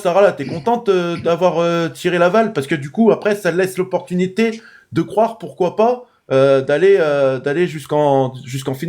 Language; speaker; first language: French; native; French